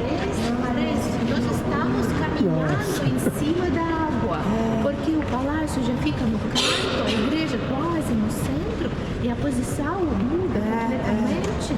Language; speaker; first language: Portuguese; non-native, fluent; Russian